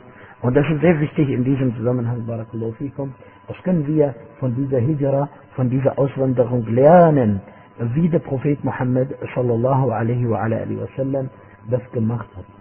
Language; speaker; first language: German; non-native, fluent; Arabic